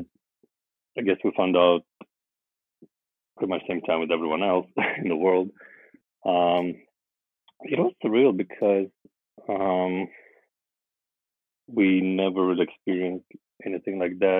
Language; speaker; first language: English; non-native, fluent; Russian